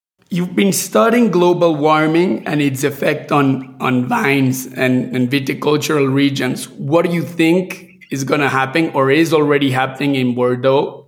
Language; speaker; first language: English; non-native, fluent; Spanish